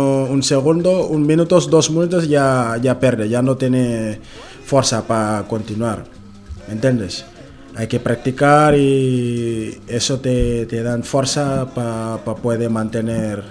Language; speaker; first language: Spanish; non-native, learner; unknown